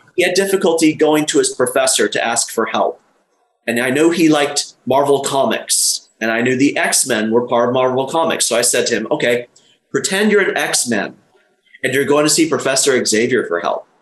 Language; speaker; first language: English; native; English